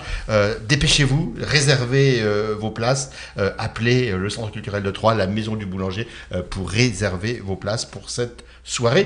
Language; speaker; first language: French; native; French